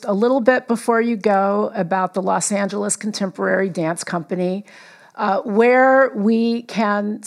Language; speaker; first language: English; native; English